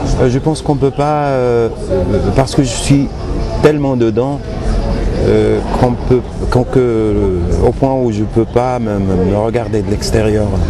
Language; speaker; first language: French; non-native, local second language; Arabic